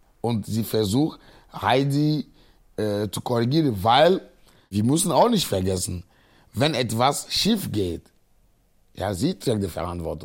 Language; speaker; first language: German; non-native, fluent; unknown